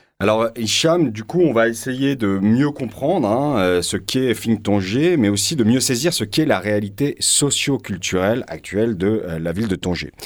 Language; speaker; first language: French; native; French